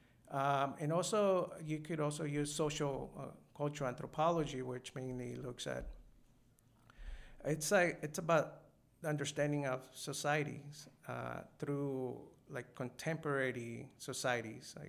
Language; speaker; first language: English; non-native, fluent; Spanish